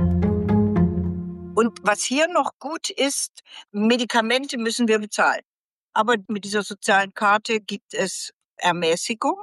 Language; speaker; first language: German; native; German